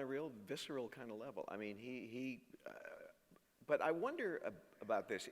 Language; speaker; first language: English; native; English